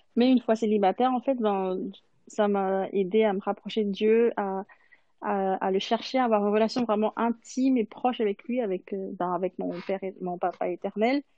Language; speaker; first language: French; non-native, local second language; Malagasy